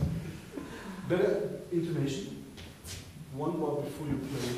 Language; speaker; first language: English; non-native, learner; German